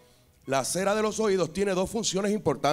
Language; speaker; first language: Spanish; native; Spanish